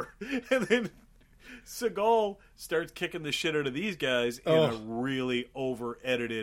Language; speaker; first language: English; native; English